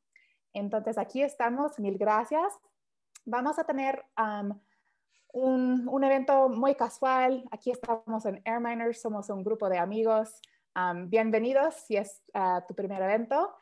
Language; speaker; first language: Spanish; early bilingual, heritage; Spanish